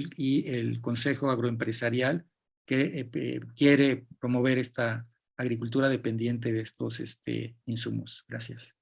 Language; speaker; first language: Spanish; native; Spanish